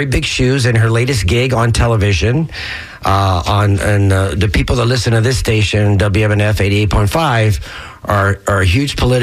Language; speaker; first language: English; native; English